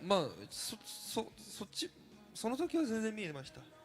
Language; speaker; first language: Japanese; non-native, fluent; Korean